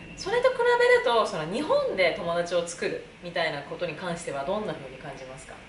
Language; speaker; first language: Japanese; native; Japanese